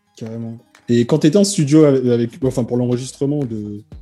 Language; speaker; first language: French; native; French